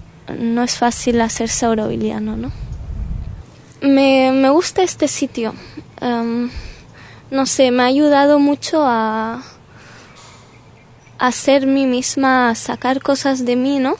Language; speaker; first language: Spanish; early bilingual, heritage; Spanish